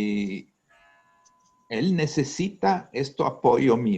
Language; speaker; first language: Portuguese; non-native, learner; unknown